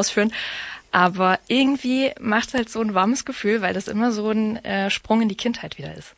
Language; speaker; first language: German; native; German